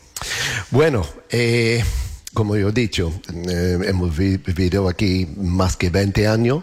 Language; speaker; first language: Spanish; non-native, learner; English